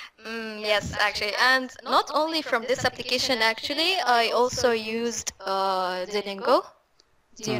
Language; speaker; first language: English; non-native, fluent; Arabic